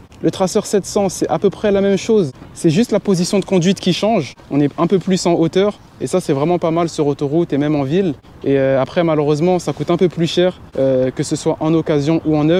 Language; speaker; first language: French; native; French